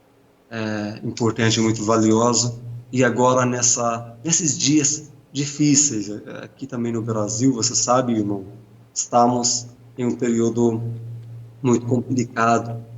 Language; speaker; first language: Portuguese; non-native, fluent; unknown